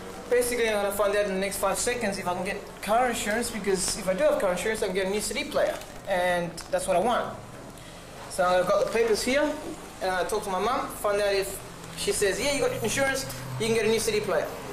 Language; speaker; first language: English; early bilingual, other home language; Spanish